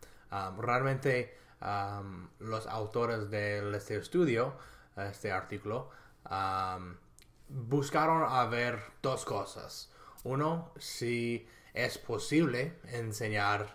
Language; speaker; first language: Spanish; non-native, fluent; English